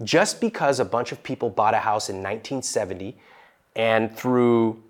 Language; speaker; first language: English; native; English